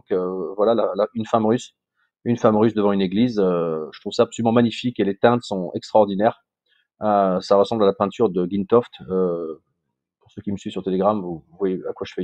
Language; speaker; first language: French; native; French